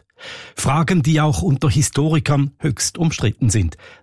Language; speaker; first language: German; native; German